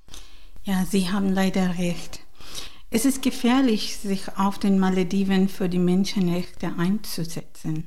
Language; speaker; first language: German; non-native, learner; Divehi